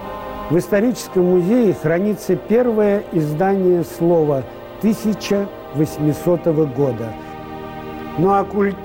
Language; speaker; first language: Russian; native; Russian